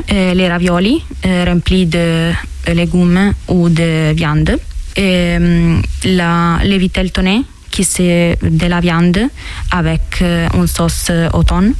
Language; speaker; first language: French; non-native, learner; Italian